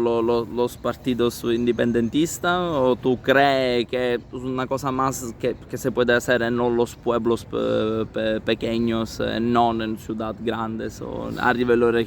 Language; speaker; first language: Spanish; non-native, learner; Italian